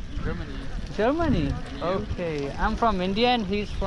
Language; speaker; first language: English; non-native, learner; Hindi